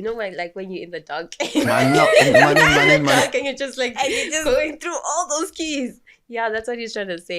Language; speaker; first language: English; non-native, local second language; Swati